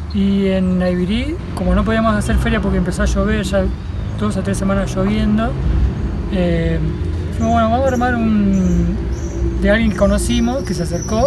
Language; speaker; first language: Spanish; native; Spanish